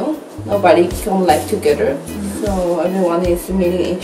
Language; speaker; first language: English; non-native, learner; Spanish